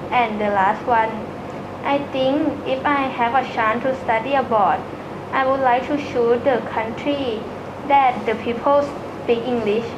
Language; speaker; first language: English; non-native, learner; Thai